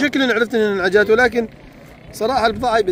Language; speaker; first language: Arabic; native; Arabic